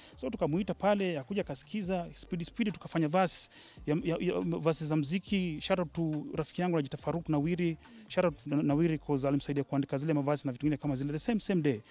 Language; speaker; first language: Swahili; native; Swahili